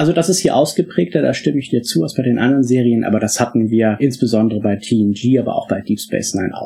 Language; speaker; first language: German; native; German